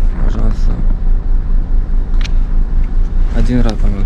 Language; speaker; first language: Russian; non-native, learner; Turkmen